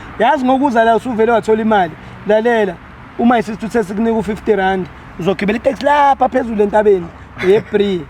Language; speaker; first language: Zulu; native; Zulu